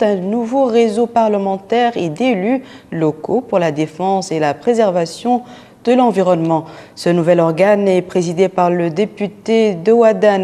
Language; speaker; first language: French; non-native, local second language; Arabic